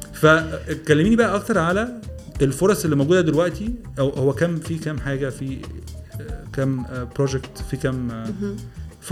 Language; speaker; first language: Arabic; native; Arabic